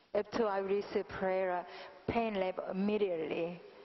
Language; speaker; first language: English; non-native, fluent; Korean